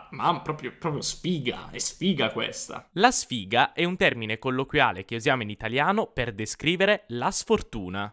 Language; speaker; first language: Italian; native; Italian